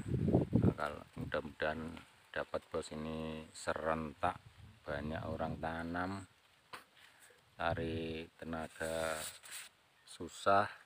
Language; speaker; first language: Indonesian; non-native, local second language; Javanese